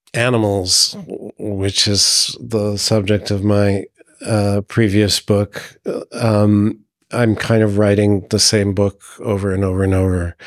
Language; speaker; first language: English; native; English